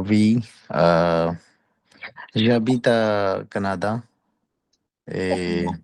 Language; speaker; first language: French; non-native, learner; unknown